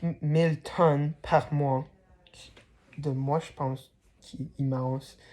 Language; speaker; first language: French; non-native, learner; English